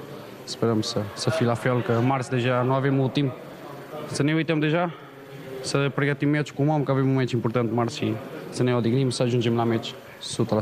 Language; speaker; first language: Romanian; non-native, learner; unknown